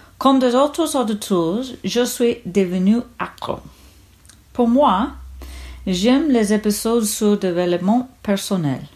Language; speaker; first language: French; non-native, learner; English